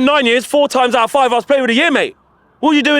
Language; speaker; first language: English; native; English